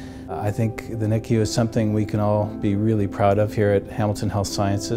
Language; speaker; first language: English; native; English